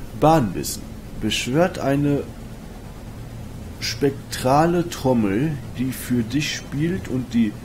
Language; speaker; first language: German; native; German